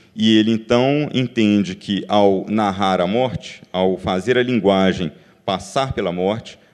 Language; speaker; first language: Portuguese; native; Portuguese